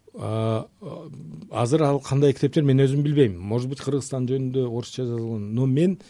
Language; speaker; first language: Kyrgyz; non-native, local second language; Uzbek